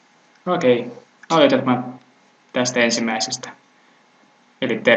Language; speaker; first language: Finnish; non-native, fluent; Russian